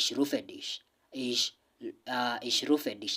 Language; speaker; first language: German; non-native, learner; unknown